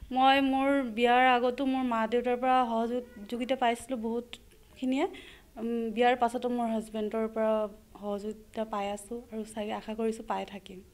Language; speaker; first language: Assamese; native; Assamese